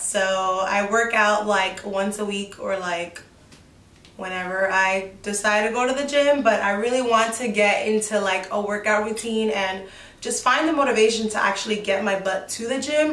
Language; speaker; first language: English; early bilingual, other home language; Spanish